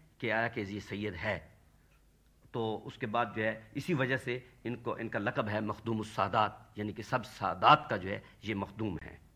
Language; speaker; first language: Urdu; non-native, local second language; Saraiki